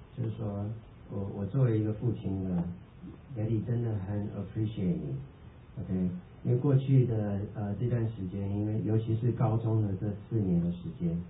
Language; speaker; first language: Chinese; early bilingual, heritage; Chinese